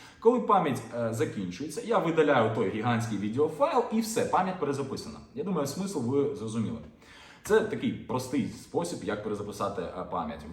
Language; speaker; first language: Ukrainian; non-native, local second language; Russian